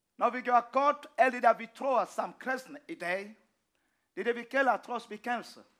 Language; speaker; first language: Danish; non-native, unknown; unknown